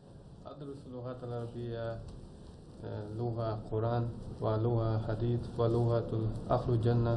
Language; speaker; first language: Arabic; non-native, learner; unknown